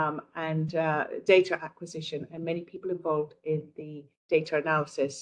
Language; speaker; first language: English; native; English